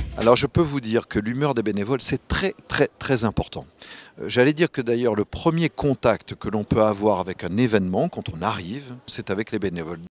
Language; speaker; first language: French; native; French